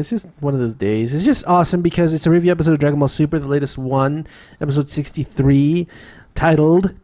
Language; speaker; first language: English; native; English